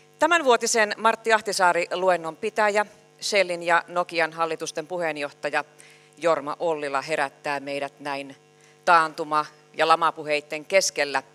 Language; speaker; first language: Finnish; native; Finnish